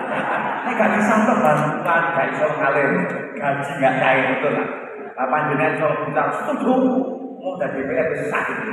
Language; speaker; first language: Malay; non-native, local second language; Javanese